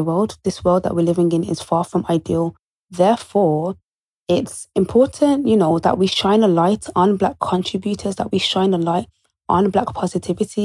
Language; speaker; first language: English; native; English